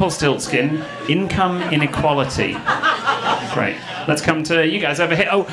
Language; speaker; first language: English; native; English